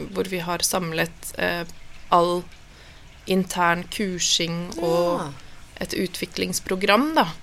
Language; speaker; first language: Norwegian; native; Norwegian